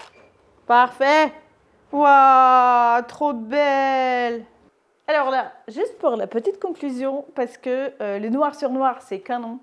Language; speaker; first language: French; native; French